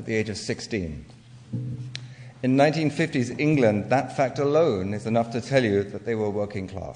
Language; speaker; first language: English; native; English